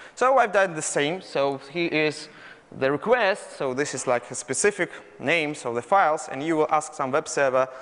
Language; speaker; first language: English; non-native, fluent; Russian